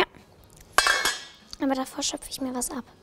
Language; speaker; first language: German; native; German